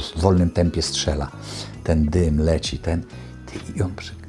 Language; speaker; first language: Polish; native; Polish